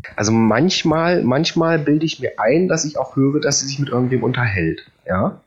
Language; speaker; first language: German; early bilingual, other home language; Polish